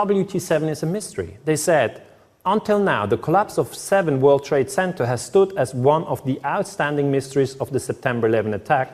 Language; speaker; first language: English; non-native, fluent; German